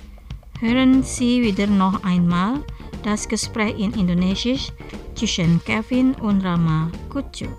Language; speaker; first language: German; non-native, fluent; Indonesian